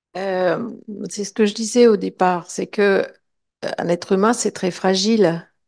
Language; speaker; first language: French; native; French